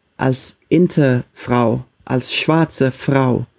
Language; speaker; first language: German; non-native, fluent; English